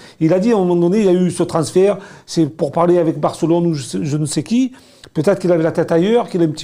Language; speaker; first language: French; native; French